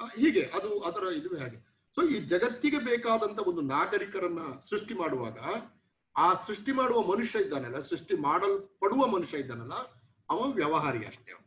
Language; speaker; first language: Kannada; non-native, local second language; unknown